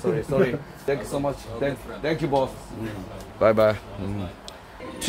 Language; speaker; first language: English; non-native, learner; Korean